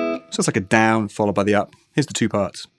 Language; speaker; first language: English; native; English